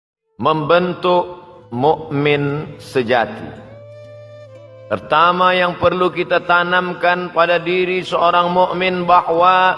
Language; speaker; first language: Malay; native; Malay